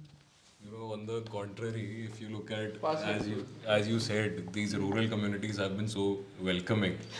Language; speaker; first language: English; non-native, local second language; Hindi